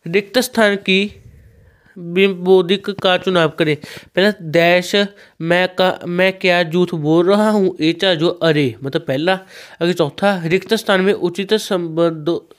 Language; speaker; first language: Hindi; non-native, local second language; Punjabi